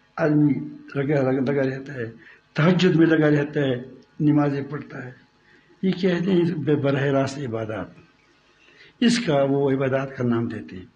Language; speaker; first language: Urdu; non-native, local second language; Pashto